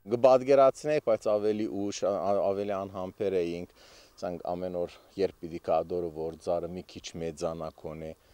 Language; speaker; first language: Armenian; early bilingual, heritage; Armenian